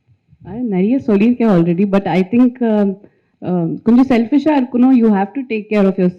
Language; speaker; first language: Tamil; non-native, fluent; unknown